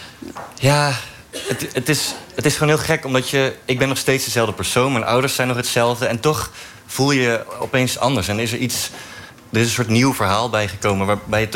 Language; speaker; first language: Dutch; native; Dutch